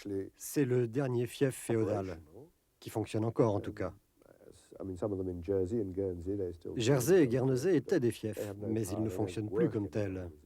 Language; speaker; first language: French; non-native, fluent; English